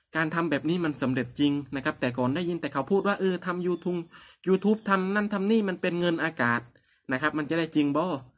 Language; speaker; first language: Thai; non-native, local second language; Northern Khmer